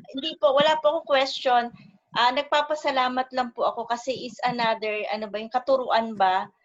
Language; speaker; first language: Filipino; native; Filipino